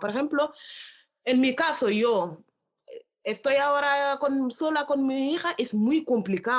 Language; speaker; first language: Spanish; non-native, learner; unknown